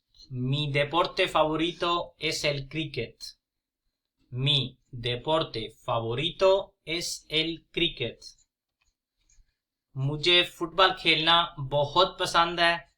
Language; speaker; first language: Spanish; non-native, fluent; Punjabi